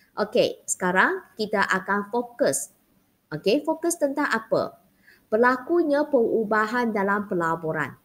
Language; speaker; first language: Malay; non-native, local second language; Chinese